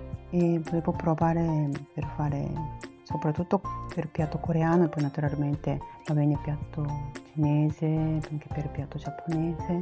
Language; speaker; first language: Italian; non-native, learner; Japanese